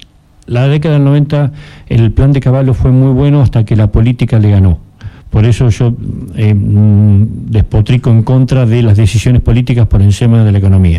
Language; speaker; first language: Spanish; native; Spanish